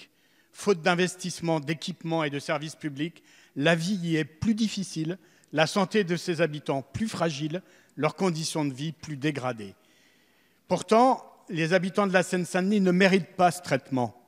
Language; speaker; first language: French; native; French